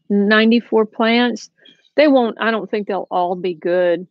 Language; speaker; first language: English; native; English